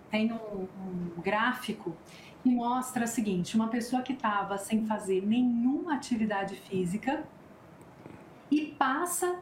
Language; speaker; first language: Portuguese; native; Portuguese